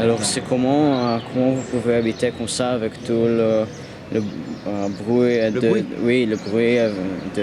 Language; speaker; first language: French; non-native, learner; English